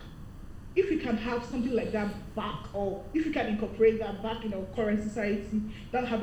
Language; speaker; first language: English; non-native, local second language; Igbo